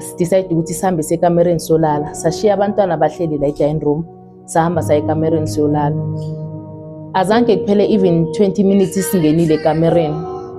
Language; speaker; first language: Zulu; native; Zulu